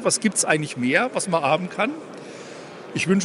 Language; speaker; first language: German; native; German